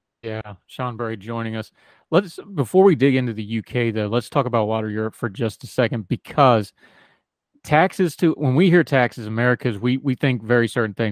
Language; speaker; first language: English; native; English